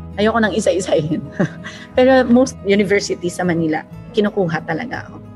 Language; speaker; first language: Filipino; non-native, local second language; Hiligaynon